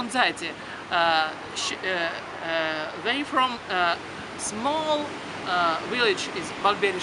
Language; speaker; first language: English; non-native, learner; Russian